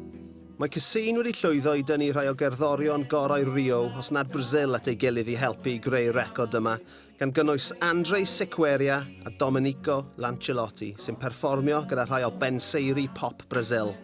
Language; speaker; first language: Welsh; native; Welsh